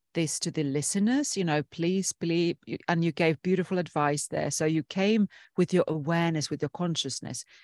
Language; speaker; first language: English; non-native, fluent; Finnish